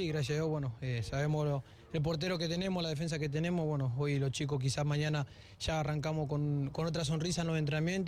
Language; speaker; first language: Spanish; native; Spanish